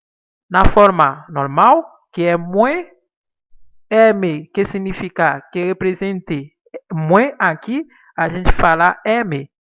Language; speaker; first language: Portuguese; non-native, fluent; Haitian Creole